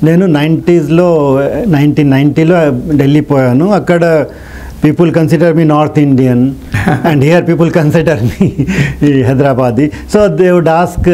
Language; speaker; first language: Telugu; non-native, local second language; Rajasthani